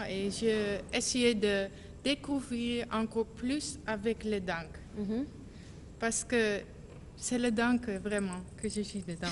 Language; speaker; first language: French; non-native, learner; Dutch